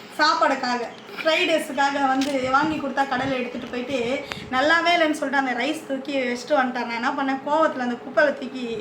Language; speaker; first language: Tamil; native; Tamil